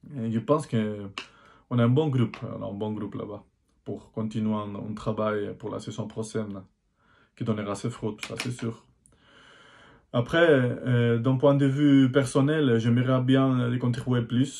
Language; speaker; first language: French; non-native, fluent; Spanish